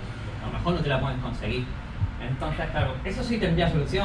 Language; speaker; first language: Spanish; native; Spanish